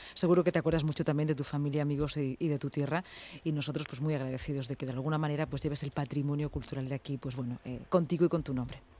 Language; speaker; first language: Spanish; native; Spanish